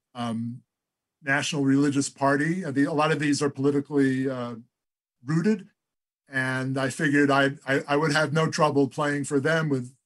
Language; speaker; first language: English; native; English